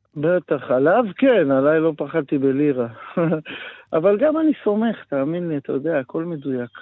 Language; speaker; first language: Hebrew; native; Hebrew